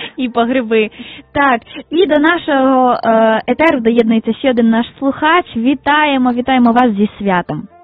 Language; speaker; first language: Ukrainian; native; Ukrainian